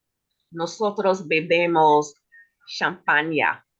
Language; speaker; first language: Spanish; non-native, learner; English